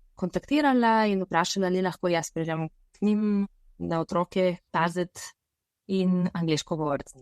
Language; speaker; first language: Slovenian; non-native, fluent; Bulgarian